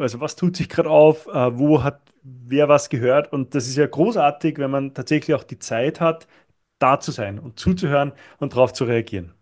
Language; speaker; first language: German; native; German